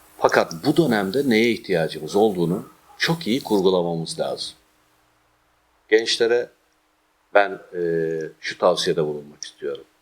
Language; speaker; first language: Turkish; native; Turkish